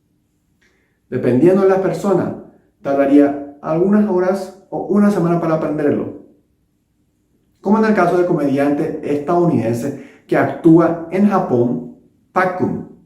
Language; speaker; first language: Spanish; non-native, local second language; Japanese